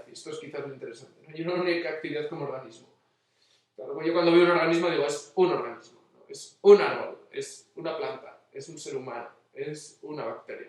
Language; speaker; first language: Spanish; native; Spanish